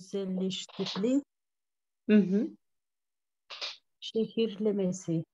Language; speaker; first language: Turkish; non-native, learner; Kyrgyz